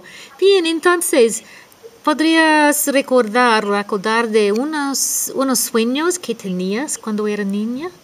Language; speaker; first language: Spanish; non-native, fluent; English